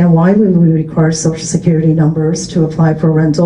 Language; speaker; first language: English; early bilingual, other home language; Cantonese